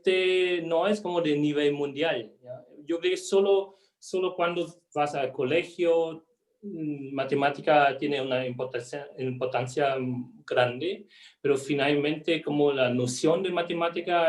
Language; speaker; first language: Spanish; non-native, fluent; German